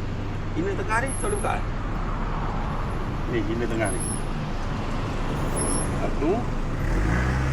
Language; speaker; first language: Malay; native; Malay